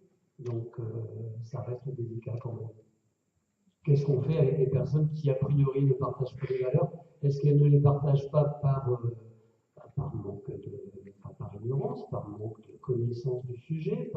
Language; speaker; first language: French; native; French